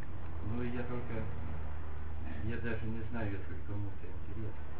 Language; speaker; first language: Russian; non-native, fluent; Lithuanian